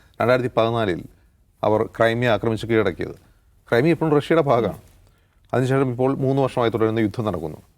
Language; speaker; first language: Malayalam; native; Malayalam